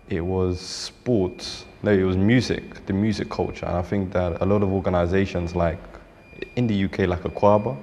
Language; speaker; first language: English; native; English